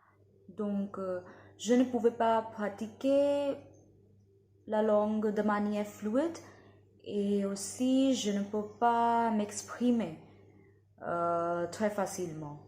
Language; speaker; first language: French; non-native, learner; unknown